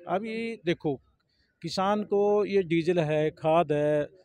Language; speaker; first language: Hindi; native; Hindi